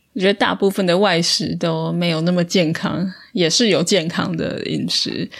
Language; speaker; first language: Chinese; native; Chinese